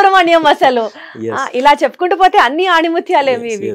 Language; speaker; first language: Telugu; native; Telugu